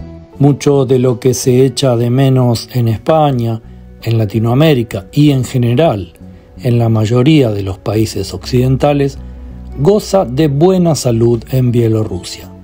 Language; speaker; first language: Spanish; native; Spanish